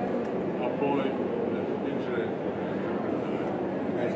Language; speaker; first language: Italian; non-native, learner; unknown